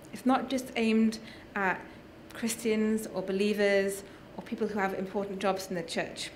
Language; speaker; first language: English; native; English